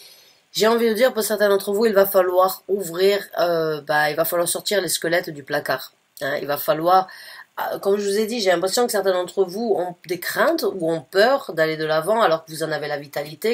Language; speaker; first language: French; native; French